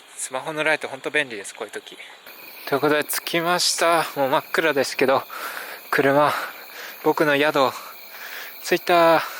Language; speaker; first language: Japanese; native; Japanese